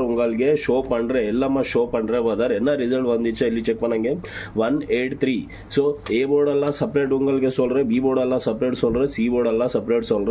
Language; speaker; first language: Tamil; non-native, learner; Kannada